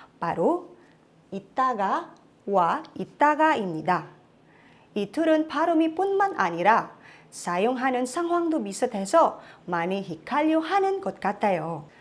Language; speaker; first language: Korean; non-native, fluent; Filipino